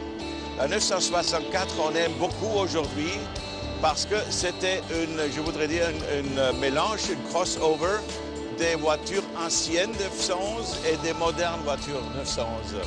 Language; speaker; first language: French; non-native, fluent; German